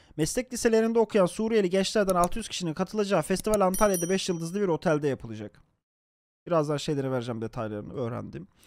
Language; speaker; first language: Turkish; native; Turkish